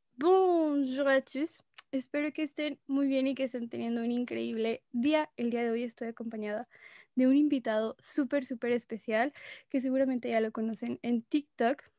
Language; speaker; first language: Spanish; native; Spanish